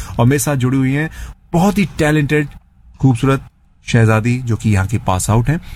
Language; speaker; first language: Hindi; native; Hindi